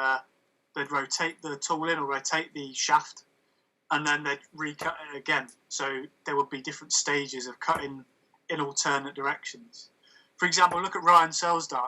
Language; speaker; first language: English; native; English